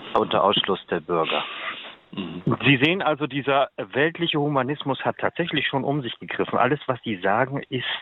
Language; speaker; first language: German; native; German